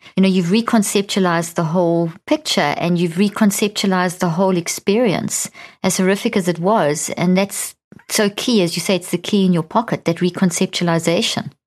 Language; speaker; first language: English; native; English